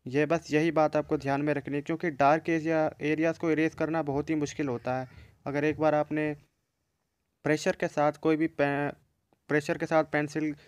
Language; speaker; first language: Hindi; native; Hindi